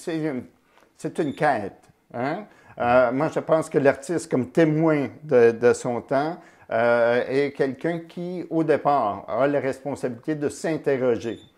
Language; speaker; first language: French; native; French